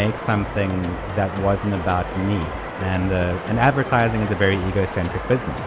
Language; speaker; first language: English; native; English